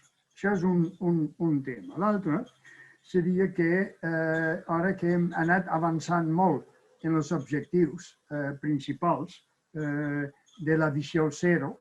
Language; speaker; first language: Catalan; non-native, fluent; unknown